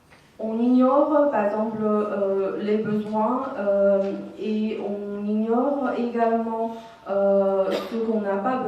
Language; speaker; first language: French; non-native, fluent; Chinese